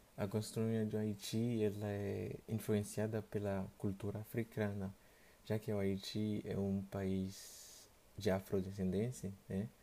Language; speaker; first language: Portuguese; non-native, fluent; Haitian Creole